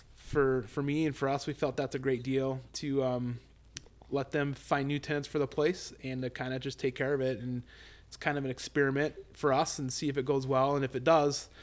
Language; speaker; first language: English; native; English